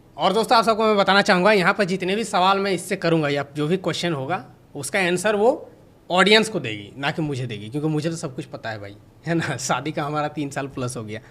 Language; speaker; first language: Hindi; native; Hindi